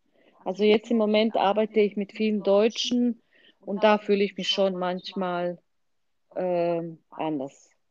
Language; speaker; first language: German; non-native, fluent; Croatian